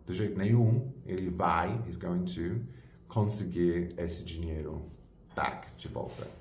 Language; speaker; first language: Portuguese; non-native, fluent; English